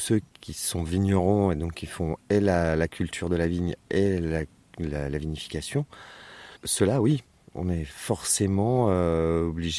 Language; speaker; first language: French; native; French